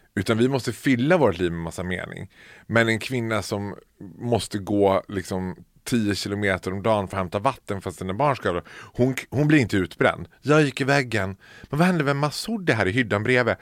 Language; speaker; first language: Swedish; native; Swedish